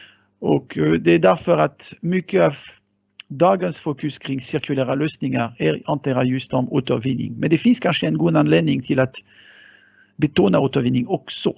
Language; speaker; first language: Swedish; non-native, fluent; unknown